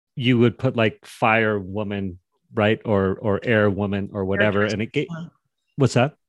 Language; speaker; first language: English; native; English